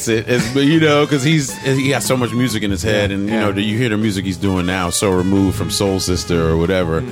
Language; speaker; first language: English; native; English